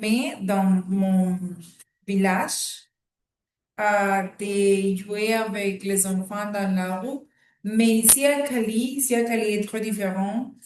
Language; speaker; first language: French; non-native, learner; Spanish